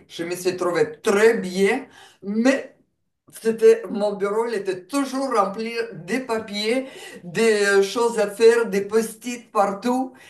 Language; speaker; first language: French; non-native, fluent; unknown